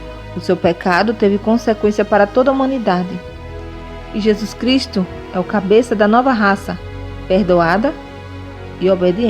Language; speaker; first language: Portuguese; native; Portuguese